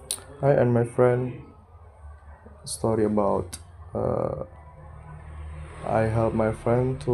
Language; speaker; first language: English; non-native, learner; Indonesian